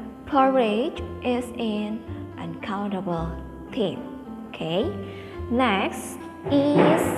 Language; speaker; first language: English; non-native, fluent; Indonesian